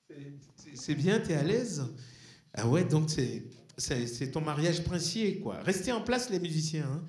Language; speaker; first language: French; native; French